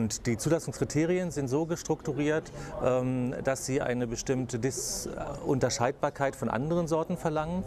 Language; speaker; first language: German; native; German